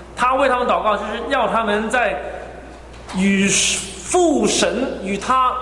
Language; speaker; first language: Chinese; non-native, fluent; Cantonese